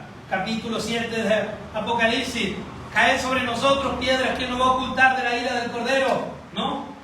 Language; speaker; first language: Spanish; native; Spanish